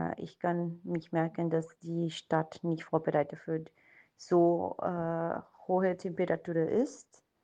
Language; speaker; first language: German; non-native, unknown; Spanish